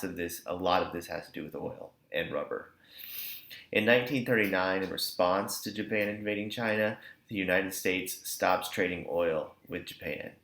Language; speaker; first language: English; native; English